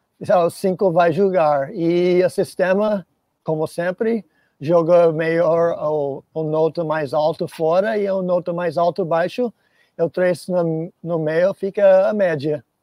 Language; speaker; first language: Portuguese; non-native, fluent; English